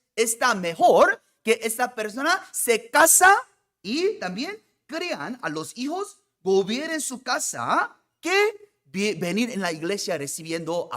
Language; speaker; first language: Spanish; non-native, fluent; Korean